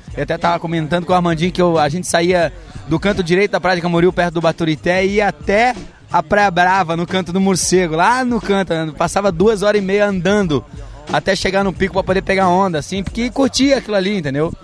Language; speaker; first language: Portuguese; native; Portuguese